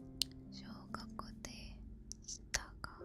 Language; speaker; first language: Japanese; non-native, learner; Spanish